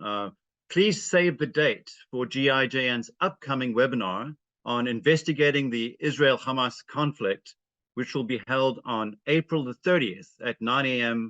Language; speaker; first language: English; native; English